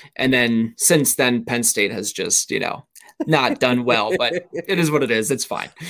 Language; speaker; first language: English; native; English